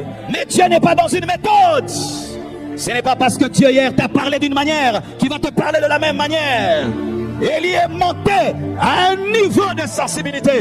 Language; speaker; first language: French; non-native, local second language; Lingala